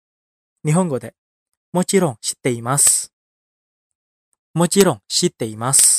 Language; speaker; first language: Japanese; non-native, fluent; Indonesian